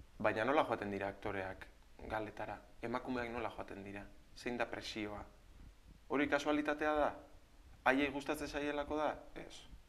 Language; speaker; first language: Basque; native; Basque